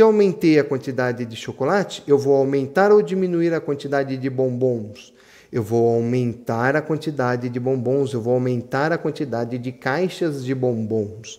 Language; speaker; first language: Portuguese; native; Portuguese